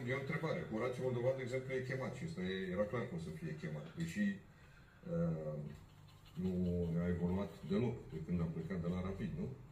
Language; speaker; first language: Romanian; native; Romanian